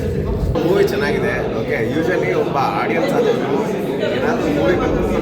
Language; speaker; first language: Kannada; native; Kannada